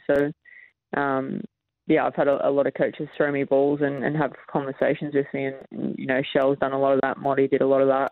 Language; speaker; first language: English; native; English